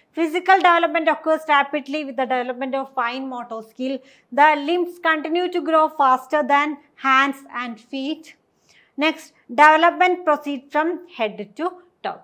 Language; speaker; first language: English; non-native, local second language; Malayalam